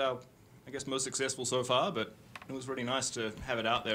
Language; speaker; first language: English; native; English